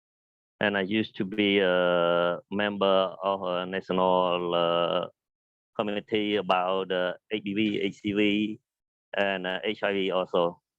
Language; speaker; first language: English; non-native, learner; Khmer